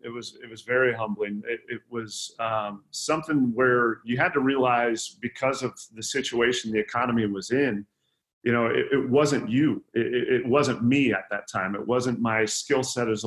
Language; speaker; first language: English; native; English